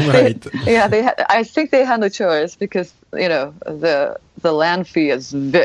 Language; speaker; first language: English; non-native, fluent; Japanese